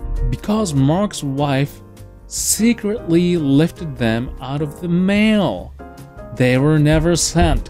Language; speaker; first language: English; non-native, fluent; Japanese